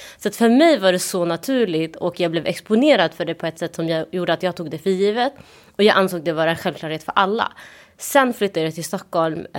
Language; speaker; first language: Swedish; early bilingual, other home language; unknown